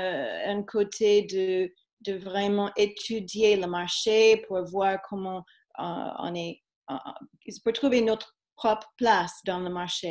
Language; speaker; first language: French; non-native, fluent; English